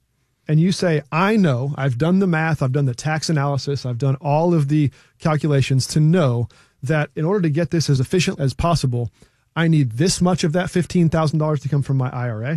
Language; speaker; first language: English; native; English